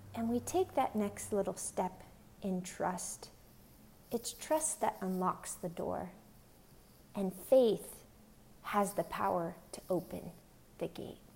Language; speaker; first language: English; native; English